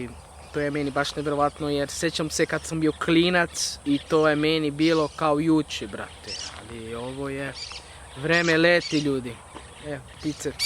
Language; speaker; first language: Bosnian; non-native, fluent; Portuguese